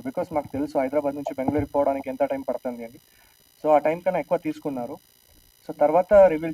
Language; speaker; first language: Telugu; native; Telugu